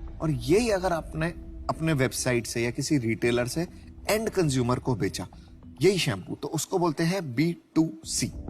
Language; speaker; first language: Hindi; native; Hindi